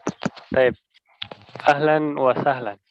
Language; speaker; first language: Arabic; non-native, learner; Indonesian